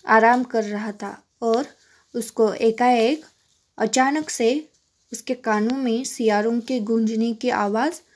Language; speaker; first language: Hindi; non-native, local second language; Kannada